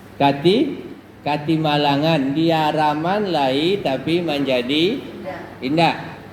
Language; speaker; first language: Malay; non-native, local second language; Minangkabau